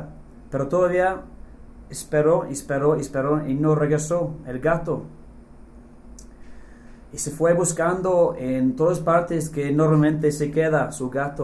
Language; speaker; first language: Spanish; non-native, fluent; English